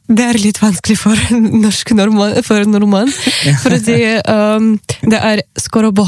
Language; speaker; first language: Norwegian; non-native, learner; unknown